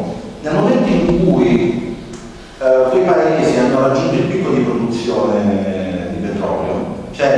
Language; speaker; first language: Italian; native; Italian